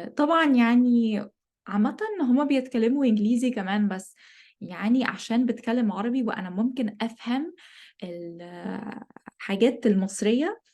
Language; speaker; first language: Egyptian Arabic; non-native, fluent; English